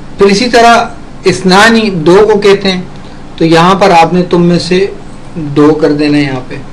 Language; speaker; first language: Urdu; native; Urdu